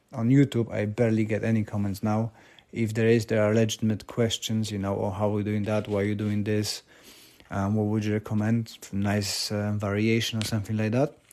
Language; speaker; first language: English; non-native, fluent; Polish